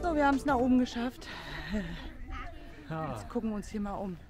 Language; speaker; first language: German; native; German